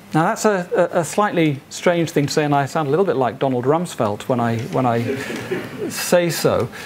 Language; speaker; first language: English; native; English